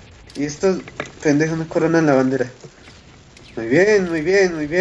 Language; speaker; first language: Spanish; native; Spanish